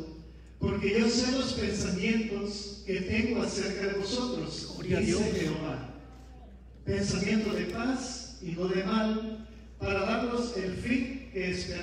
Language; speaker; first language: Spanish; native; Spanish